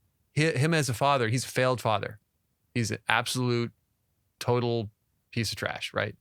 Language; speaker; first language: English; native; English